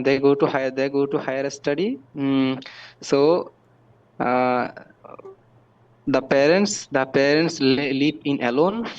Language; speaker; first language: English; non-native, learner; Bangla